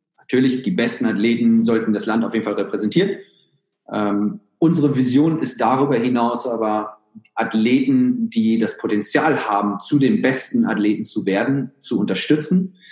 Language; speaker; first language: German; native; German